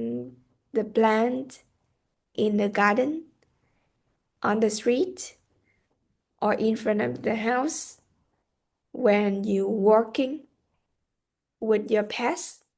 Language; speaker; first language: English; non-native, fluent; Vietnamese